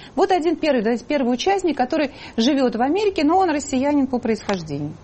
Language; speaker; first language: Russian; native; Russian